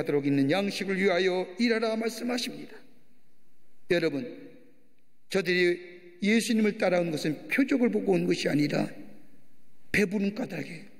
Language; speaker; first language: Korean; native; Korean